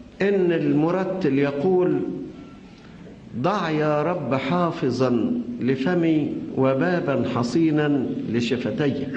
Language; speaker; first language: Arabic; native; Arabic